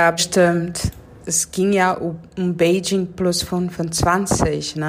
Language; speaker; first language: German; non-native, fluent; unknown